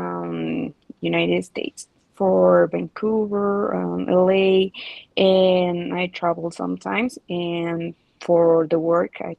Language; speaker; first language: English; non-native, learner; Spanish